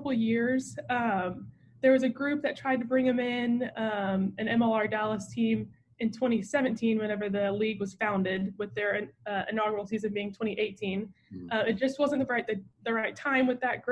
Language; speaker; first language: English; native; English